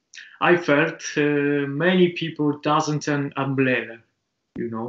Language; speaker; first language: English; non-native, learner; Japanese